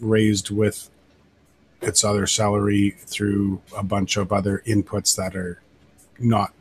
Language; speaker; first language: English; native; English